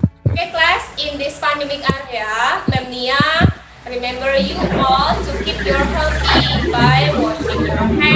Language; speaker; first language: English; non-native, learner; Indonesian